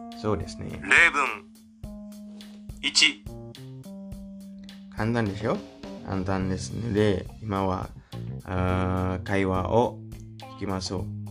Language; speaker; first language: Japanese; non-native, fluent; Indonesian